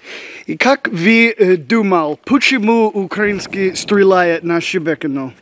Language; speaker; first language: Russian; non-native, learner; English